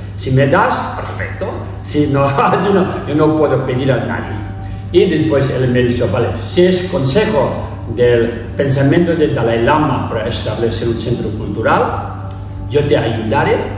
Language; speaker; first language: Spanish; non-native, learner; Tibetan